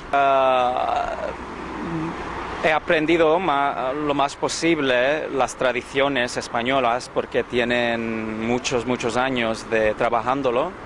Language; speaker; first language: Spanish; early bilingual, heritage; English